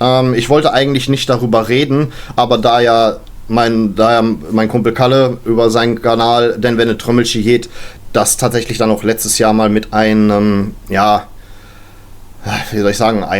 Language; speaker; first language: German; native; German